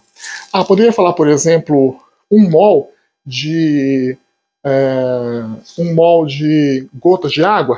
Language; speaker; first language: Portuguese; native; Portuguese